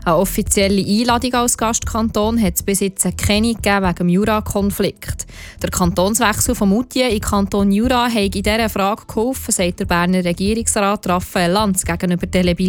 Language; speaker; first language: German; native; German